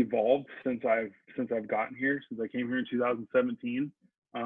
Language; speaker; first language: English; native; English